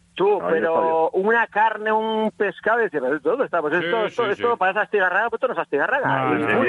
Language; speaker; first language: Spanish; native; Spanish